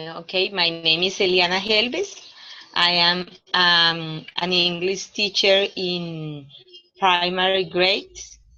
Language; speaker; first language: English; non-native, learner; Spanish